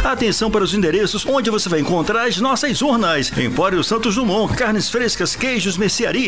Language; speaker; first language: Portuguese; native; Portuguese